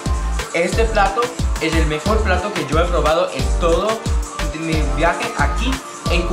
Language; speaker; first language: Spanish; non-native, learner; English